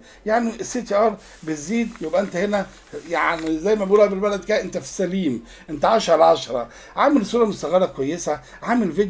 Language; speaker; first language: Arabic; native; Arabic